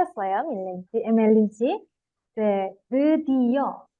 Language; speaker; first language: Korean; non-native, fluent; Indonesian